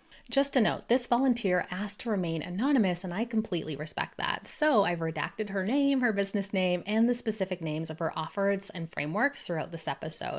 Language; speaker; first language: English; native; English